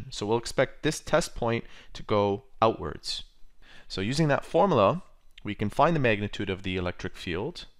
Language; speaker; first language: English; native; English